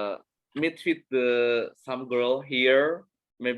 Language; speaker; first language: English; non-native, learner; Indonesian